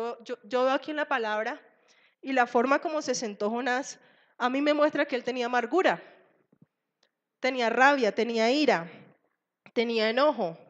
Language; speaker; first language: Spanish; native; Spanish